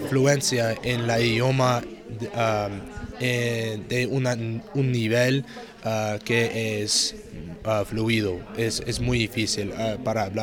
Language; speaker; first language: Spanish; non-native, learner; English